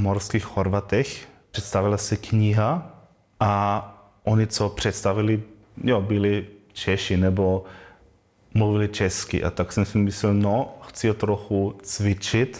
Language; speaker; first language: Czech; non-native, fluent; German